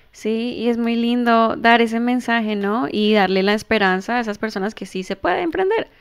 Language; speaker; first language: Spanish; early bilingual, heritage; Spanish